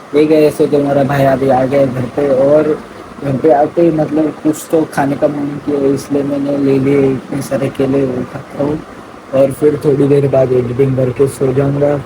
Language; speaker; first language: Hindi; non-native, local second language; Marathi